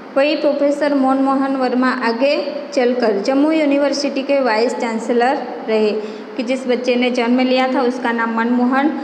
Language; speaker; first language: Hindi; non-native, local second language; Gujarati